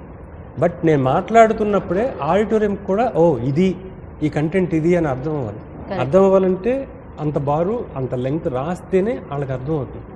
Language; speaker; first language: Telugu; native; Telugu